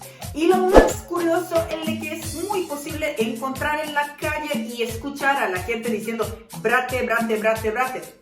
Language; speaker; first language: Spanish; non-native, fluent; Serbian